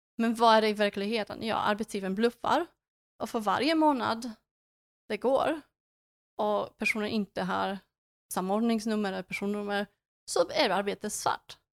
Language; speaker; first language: Swedish; non-native, fluent; Polish